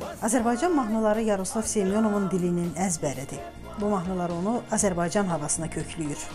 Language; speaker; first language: Azerbaijani; native; Azerbaijani